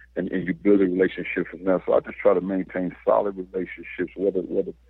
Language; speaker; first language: English; native; English